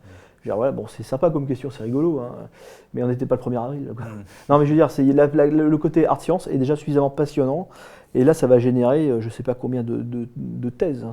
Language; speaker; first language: French; native; French